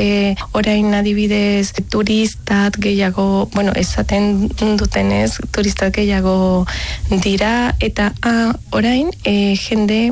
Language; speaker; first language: Basque; non-native, learner; Spanish